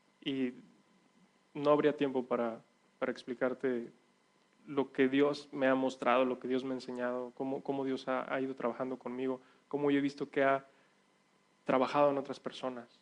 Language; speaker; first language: Spanish; native; Spanish